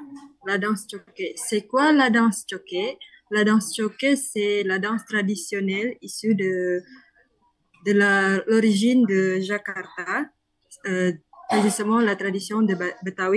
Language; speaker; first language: French; non-native, learner; Indonesian